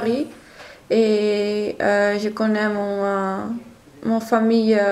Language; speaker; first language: French; non-native, learner; Dutch